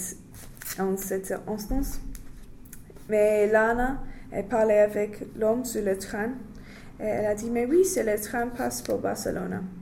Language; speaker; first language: French; non-native, learner; English